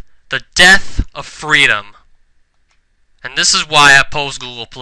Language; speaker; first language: English; native; English